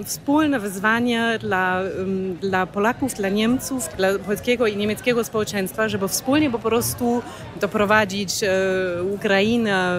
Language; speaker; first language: Polish; non-native, fluent; German